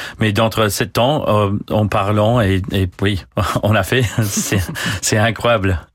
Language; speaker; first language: French; non-native, learner; English